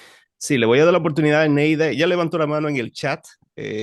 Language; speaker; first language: Spanish; native; Spanish